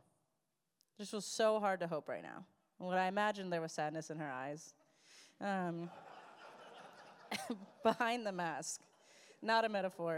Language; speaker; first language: English; native; English